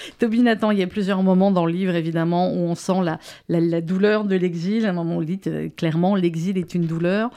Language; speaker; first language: French; native; French